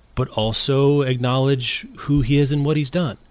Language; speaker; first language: English; native; English